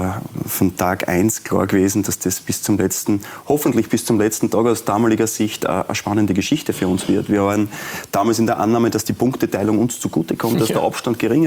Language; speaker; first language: German; native; German